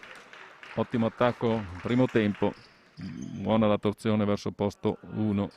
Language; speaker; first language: Italian; native; Italian